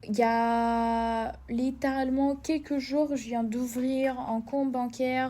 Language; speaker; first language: French; non-native, fluent; Russian